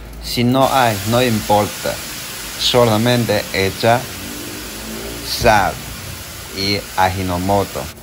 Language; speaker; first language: Spanish; non-native, learner; Chinese